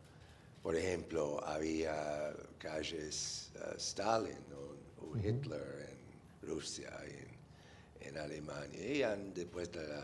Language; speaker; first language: Spanish; non-native, fluent; English